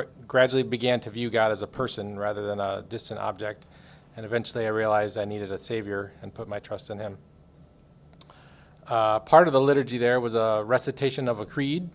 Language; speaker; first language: English; native; English